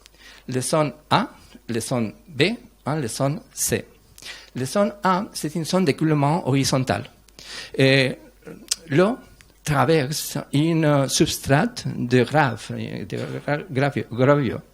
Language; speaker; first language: French; non-native, learner; Spanish